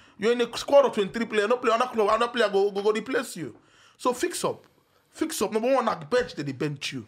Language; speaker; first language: Nigerian Pidgin; non-native, local second language; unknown